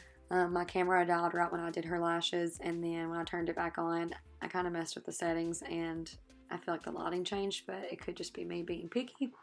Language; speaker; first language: English; native; English